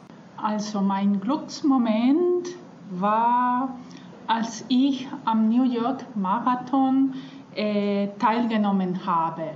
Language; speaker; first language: German; non-native, learner; Spanish